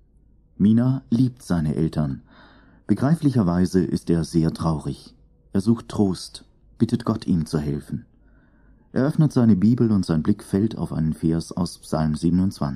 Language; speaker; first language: German; native; German